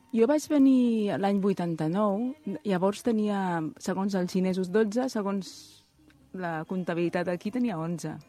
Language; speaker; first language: Catalan; early bilingual, other home language; Chinese